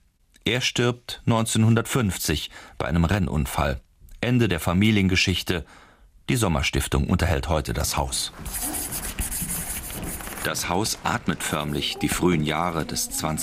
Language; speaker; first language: German; native; German